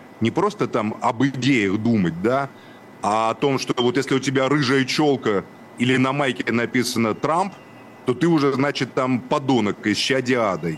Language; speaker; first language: Russian; native; Russian